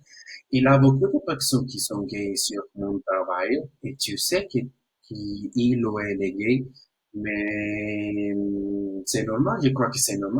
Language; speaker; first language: French; non-native, learner; Spanish